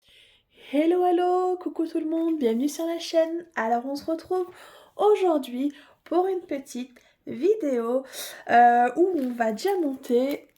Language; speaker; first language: French; native; French